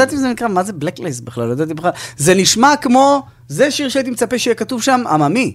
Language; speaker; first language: Hebrew; native; Hebrew